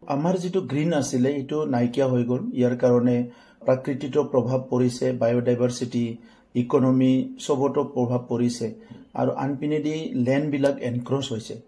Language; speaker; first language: Assamese; non-native, local second language; Bodo